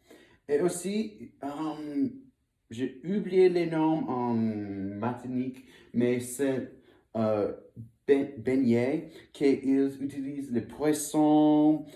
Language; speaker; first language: French; non-native, learner; English